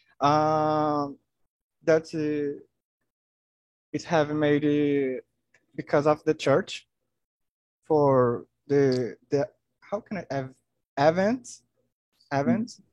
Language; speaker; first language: English; non-native, learner; Portuguese